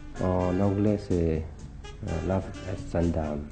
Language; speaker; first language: French; early bilingual, other home language; Thai